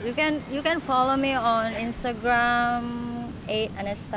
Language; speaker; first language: English; non-native, learner; Indonesian